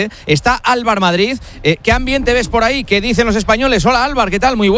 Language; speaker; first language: Spanish; native; Spanish